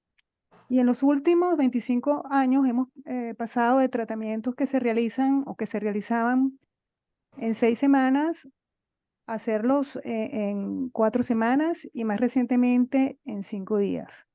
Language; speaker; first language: Spanish; native; Spanish